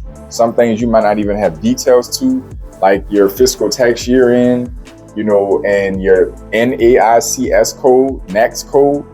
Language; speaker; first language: English; native; English